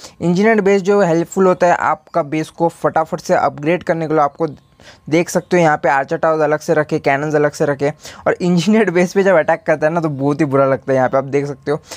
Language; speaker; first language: Hindi; native; Hindi